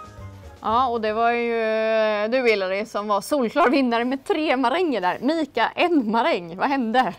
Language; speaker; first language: Swedish; native; Swedish